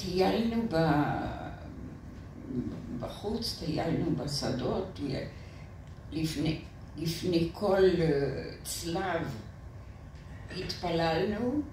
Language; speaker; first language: Hebrew; non-native, fluent; French